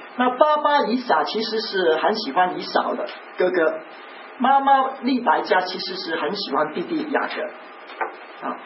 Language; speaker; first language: Chinese; native; Chinese